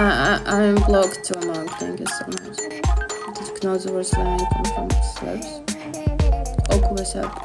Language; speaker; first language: English; non-native, learner; Russian